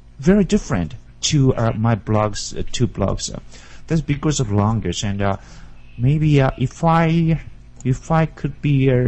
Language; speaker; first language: English; non-native, learner; Japanese